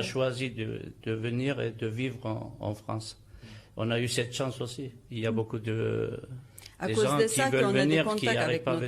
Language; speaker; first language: French; non-native, fluent; Turkish